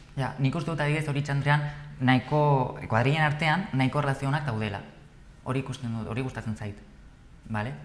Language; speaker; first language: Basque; non-native, local second language; Spanish